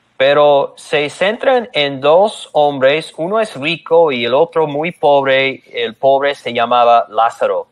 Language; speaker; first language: Spanish; non-native, fluent; English